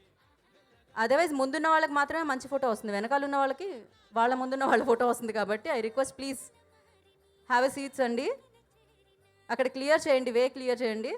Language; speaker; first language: Telugu; native; Telugu